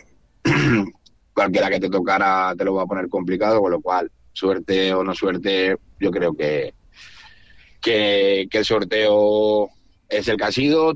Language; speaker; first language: Spanish; native; Spanish